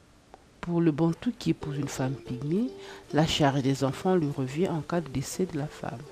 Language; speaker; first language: French; non-native, local second language; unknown